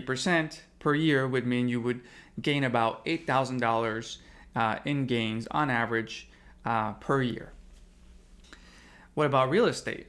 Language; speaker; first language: English; native; English